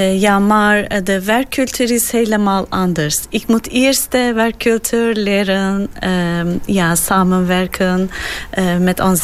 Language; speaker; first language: Dutch; non-native, learner; Turkish